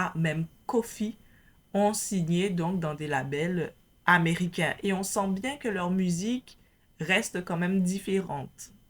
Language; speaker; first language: French; native; French